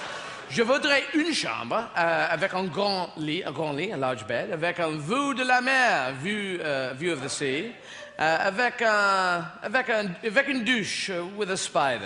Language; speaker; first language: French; non-native, fluent; English